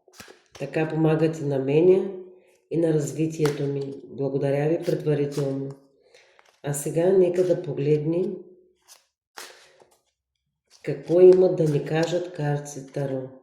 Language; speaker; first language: Bulgarian; native; Bulgarian